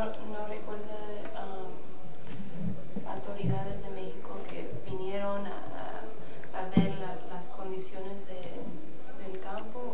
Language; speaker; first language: Spanish; early bilingual, heritage; Spanish